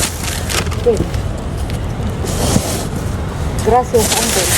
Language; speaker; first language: Spanish; non-native, learner; Filipino